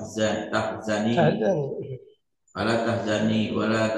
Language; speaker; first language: Arabic; non-native, learner; Indonesian